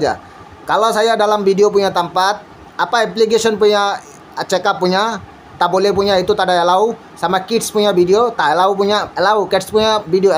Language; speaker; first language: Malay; non-native, learner; Bangla